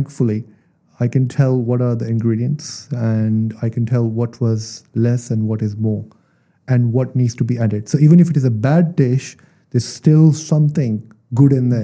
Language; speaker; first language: English; non-native, local second language; Urdu